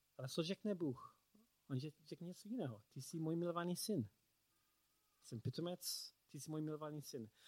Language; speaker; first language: Czech; non-native, learner; English